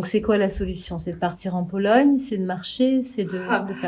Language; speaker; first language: French; native; French